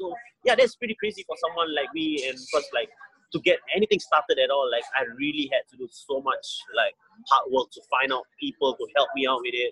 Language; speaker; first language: English; native; English